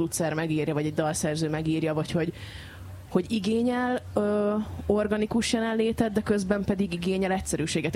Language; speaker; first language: Hungarian; native; Hungarian